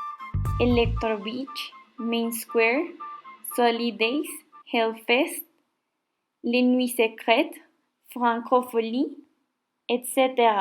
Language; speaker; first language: French; non-native, learner; Spanish